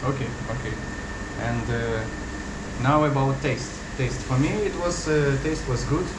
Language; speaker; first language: English; non-native, fluent; Russian